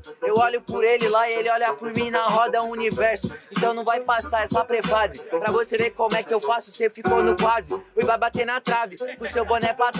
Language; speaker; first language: Portuguese; native; Portuguese